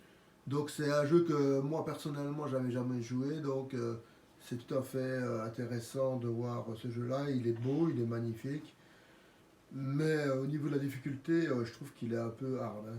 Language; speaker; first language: French; native; French